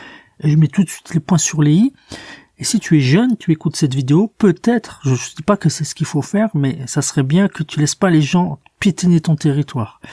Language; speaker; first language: French; native; French